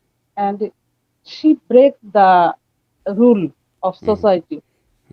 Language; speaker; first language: English; non-native, learner; Bangla